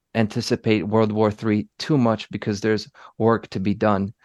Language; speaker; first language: English; early bilingual, other home language; Polish